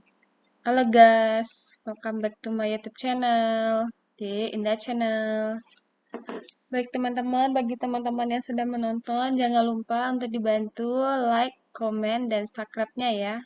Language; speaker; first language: Indonesian; native; Indonesian